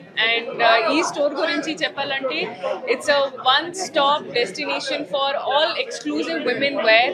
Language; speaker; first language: Telugu; non-native, local second language; Hindi